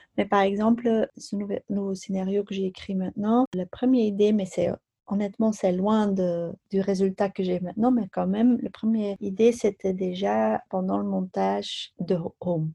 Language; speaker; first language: French; non-native, local second language; Dutch